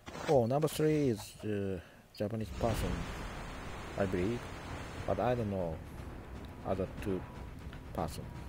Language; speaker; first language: English; non-native, learner; Japanese